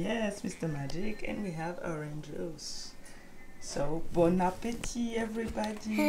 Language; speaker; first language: English; non-native, learner; French